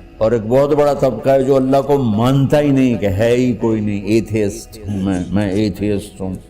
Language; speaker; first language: Urdu; non-native, local second language; Punjabi